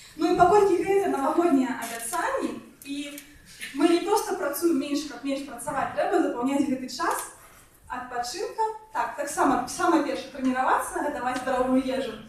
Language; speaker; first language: Belarusian; non-native, local second language; Russian